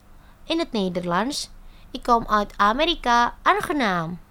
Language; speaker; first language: Dutch; non-native, fluent; Indonesian